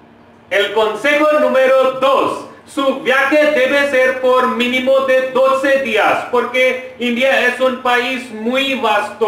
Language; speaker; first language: Spanish; non-native, fluent; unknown